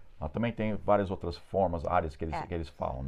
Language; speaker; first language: Portuguese; non-native, fluent; English